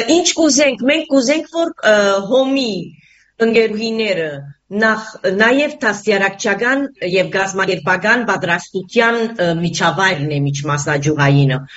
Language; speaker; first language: Armenian; early bilingual, heritage; Armenian